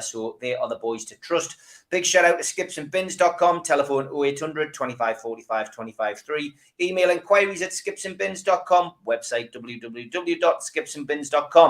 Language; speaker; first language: English; native; English